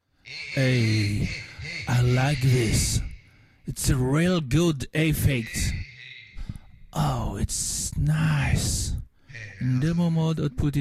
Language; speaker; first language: English; non-native, learner; French